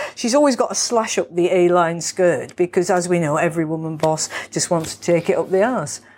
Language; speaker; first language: English; native; English